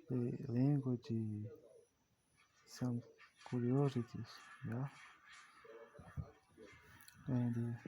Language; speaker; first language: English; non-native, learner; Portuguese